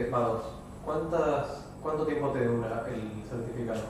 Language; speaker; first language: Spanish; native; Spanish